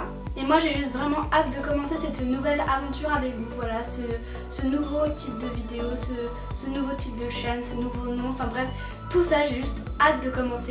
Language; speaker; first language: French; native; French